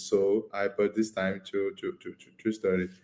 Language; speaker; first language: English; non-native, learner; Portuguese